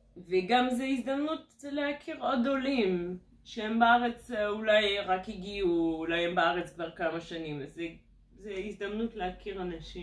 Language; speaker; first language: Hebrew; non-native, fluent; French